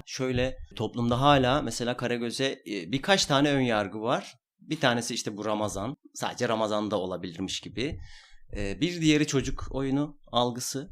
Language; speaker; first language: Turkish; non-native, local second language; Kurdish